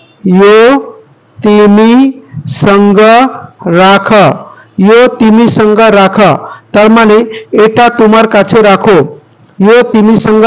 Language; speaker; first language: Nepali; non-native, fluent; Bangla